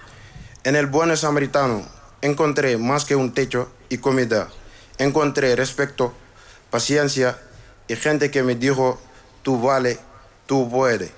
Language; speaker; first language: Spanish; non-native, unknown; Wolof